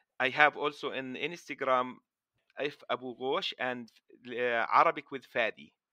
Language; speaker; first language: English; non-native, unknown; Arabic